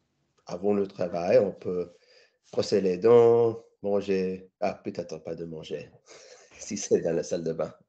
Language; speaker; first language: French; non-native, learner; English